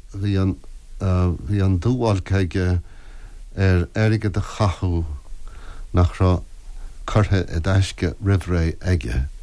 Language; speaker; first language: Irish; non-native, local second language; English